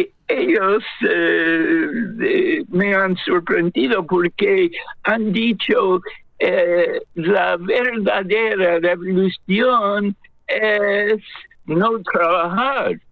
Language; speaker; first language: Spanish; non-native, fluent; English